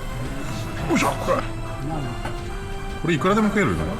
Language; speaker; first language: Japanese; native; Japanese